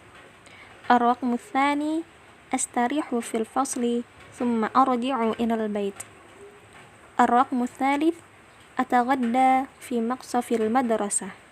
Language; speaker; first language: Arabic; non-native, learner; Indonesian